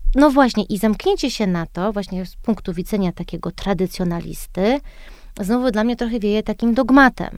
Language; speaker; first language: Polish; early bilingual, heritage; Polish